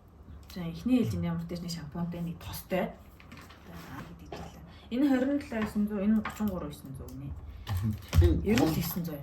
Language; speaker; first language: Mongolian; native; Mongolian